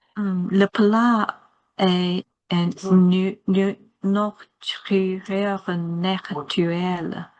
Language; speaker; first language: French; non-native, learner; Chinese